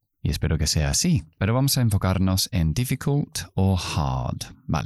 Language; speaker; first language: Spanish; non-native, fluent; English